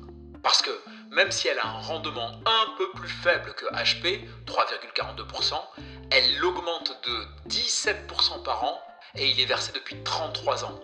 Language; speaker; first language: French; native; French